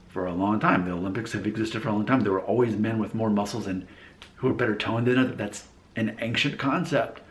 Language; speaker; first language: English; native; English